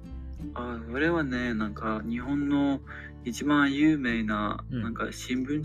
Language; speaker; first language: Japanese; non-native, learner; Ukrainian